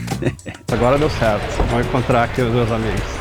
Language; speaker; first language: Portuguese; native; Portuguese